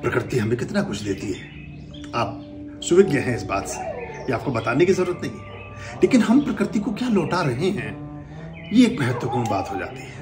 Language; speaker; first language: Hindi; native; Hindi